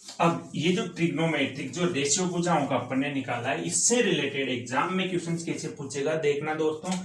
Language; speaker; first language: Hindi; native; Hindi